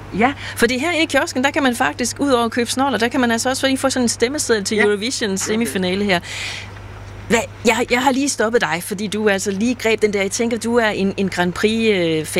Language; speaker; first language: Danish; native; Danish